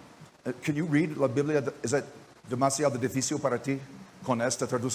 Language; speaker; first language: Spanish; non-native, learner; English